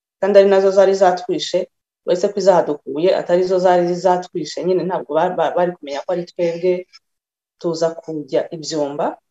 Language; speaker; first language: Kinyarwanda; early bilingual, other home language; Rundi